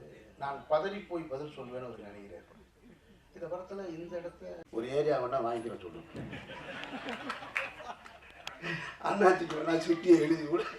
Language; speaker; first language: Tamil; native; Tamil